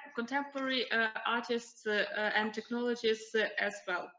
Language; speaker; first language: English; non-native, learner; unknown